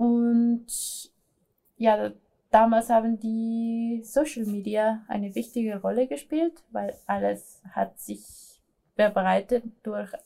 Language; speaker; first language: German; non-native, fluent; Spanish